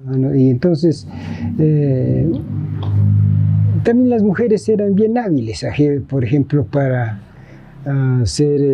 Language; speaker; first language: Spanish; native; Spanish